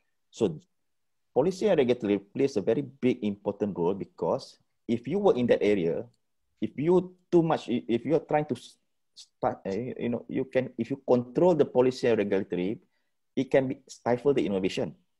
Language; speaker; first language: English; non-native, local second language; Malay